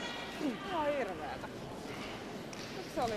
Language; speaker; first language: Finnish; native; Finnish